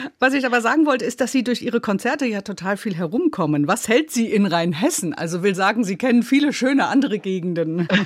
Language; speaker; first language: German; native; German